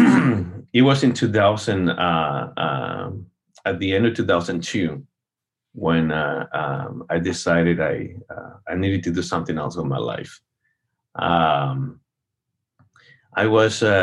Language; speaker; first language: English; non-native, fluent; Spanish